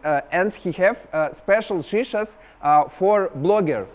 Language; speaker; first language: English; non-native, learner; Russian